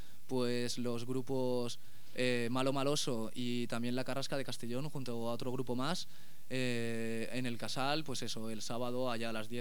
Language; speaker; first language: Spanish; native; Spanish